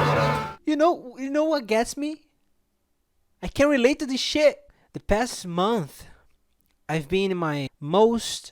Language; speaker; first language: English; non-native, fluent; Portuguese